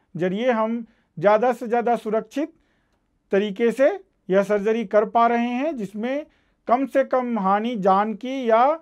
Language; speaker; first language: Hindi; native; Hindi